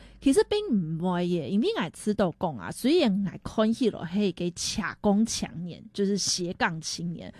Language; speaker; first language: Chinese; native; Chinese